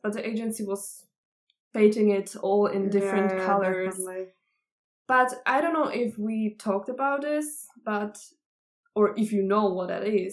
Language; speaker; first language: English; non-native, fluent; Czech